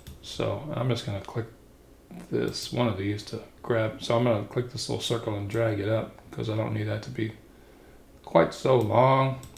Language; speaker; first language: English; native; English